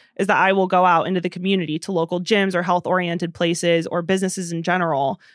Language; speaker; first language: English; native; English